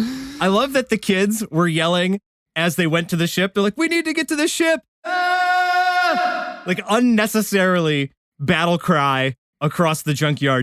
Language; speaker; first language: English; native; English